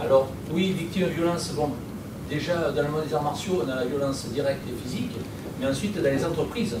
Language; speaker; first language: French; native; French